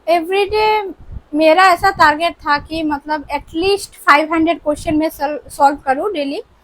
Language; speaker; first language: Hindi; non-native, local second language; Bangla